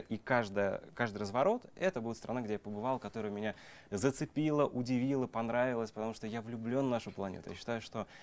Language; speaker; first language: Russian; native; Russian